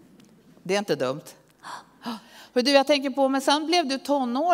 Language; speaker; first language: Swedish; native; Swedish